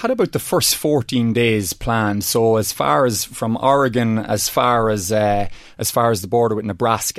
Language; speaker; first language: English; native; English